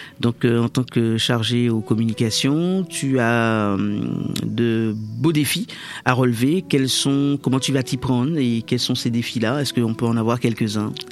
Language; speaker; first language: French; native; French